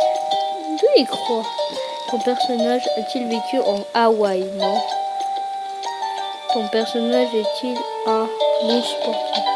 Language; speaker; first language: French; early bilingual, other home language; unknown